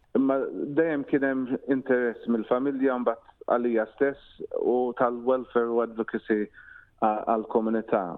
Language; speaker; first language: Maltese; early bilingual, heritage; Maltese